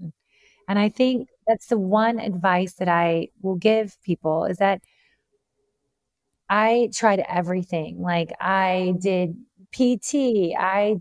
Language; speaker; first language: English; native; English